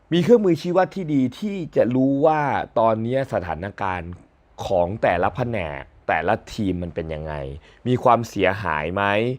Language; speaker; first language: Thai; native; Thai